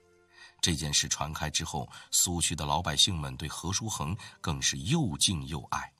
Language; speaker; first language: Chinese; native; Chinese